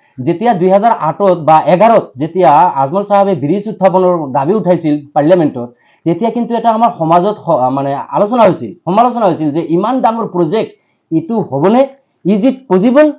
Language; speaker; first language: Assamese; non-native, local second language; Bangla